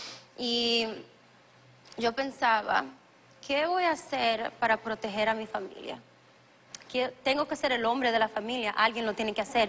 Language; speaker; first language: Spanish; early bilingual, other home language; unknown